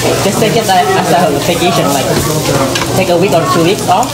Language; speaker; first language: English; non-native, fluent; Indonesian